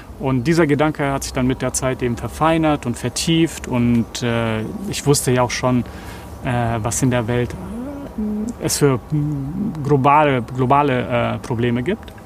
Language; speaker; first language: German; early bilingual, other home language; Serbian